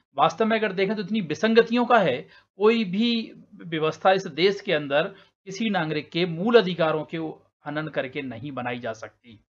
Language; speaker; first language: Hindi; native; Hindi